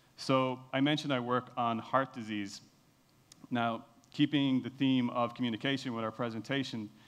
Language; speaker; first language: English; native; English